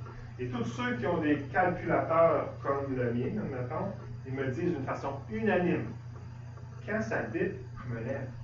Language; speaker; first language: French; native; French